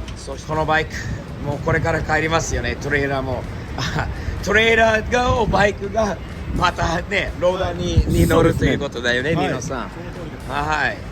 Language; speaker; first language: Japanese; non-native, fluent; English